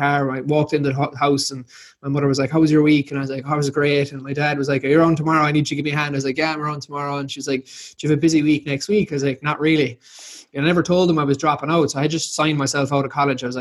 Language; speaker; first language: English; native; English